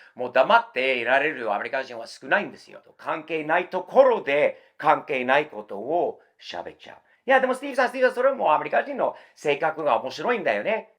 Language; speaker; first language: Japanese; non-native, fluent; English